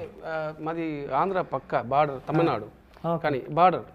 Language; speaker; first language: Telugu; non-native, local second language; Tamil